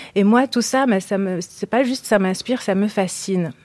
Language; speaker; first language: French; non-native, local second language; Arabic